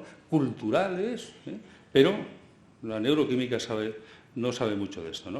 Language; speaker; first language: Spanish; native; Spanish